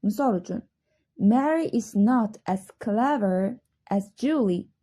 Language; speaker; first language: English; non-native, fluent; Uzbek